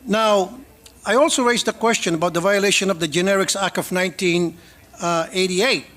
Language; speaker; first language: English; non-native, local second language; Filipino